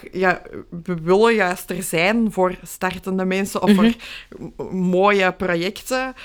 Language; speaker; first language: Dutch; native; Dutch